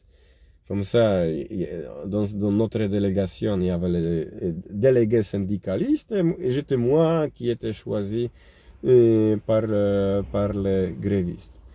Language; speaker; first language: French; non-native, learner; Polish